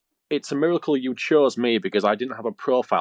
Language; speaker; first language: English; native; English